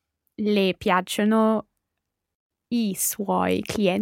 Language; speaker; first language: Italian; non-native, learner; English